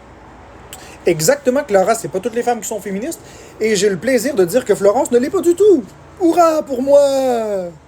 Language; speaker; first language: French; native; French